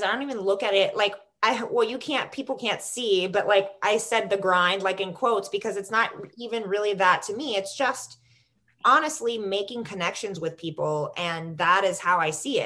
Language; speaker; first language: English; native; English